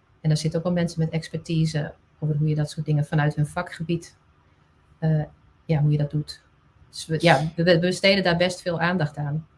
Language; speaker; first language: Dutch; non-native, local second language; Western Frisian